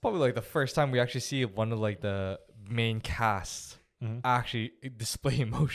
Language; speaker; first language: English; native; English